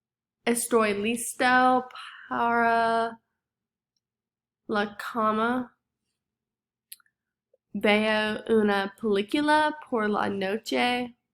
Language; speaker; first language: Spanish; non-native, learner; English